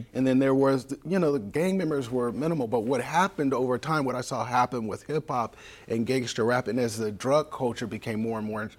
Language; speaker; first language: English; native; English